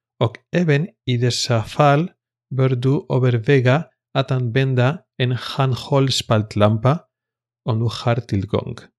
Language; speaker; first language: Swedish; non-native, fluent; Spanish